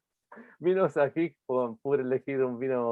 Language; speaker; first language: Spanish; non-native, fluent; Italian